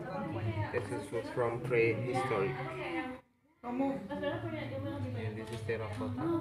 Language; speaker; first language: English; non-native, learner; Indonesian